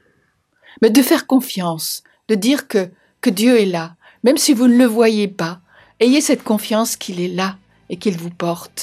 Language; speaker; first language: French; native; French